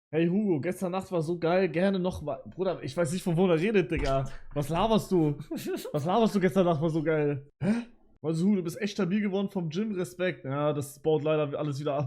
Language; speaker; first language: German; native; German